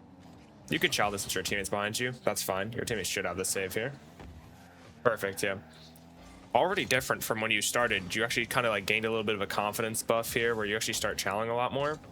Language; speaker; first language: English; native; English